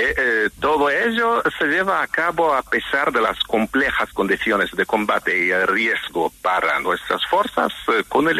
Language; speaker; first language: Spanish; non-native, fluent; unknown